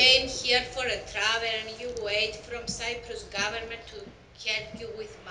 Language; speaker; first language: English; non-native, local second language; Greek